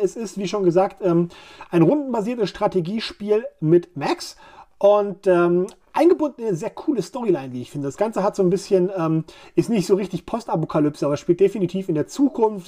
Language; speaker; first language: German; native; German